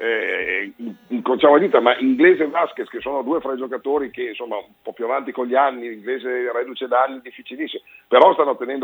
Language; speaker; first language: Italian; native; Italian